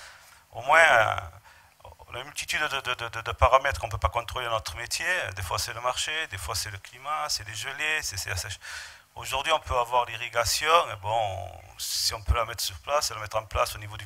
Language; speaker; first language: French; native; French